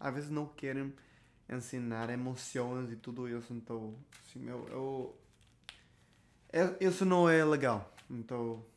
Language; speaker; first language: Portuguese; non-native, learner; Spanish